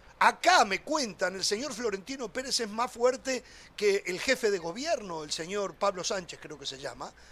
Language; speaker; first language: Spanish; native; Spanish